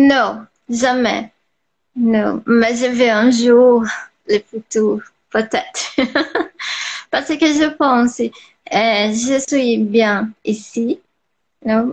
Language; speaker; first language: French; non-native, learner; Portuguese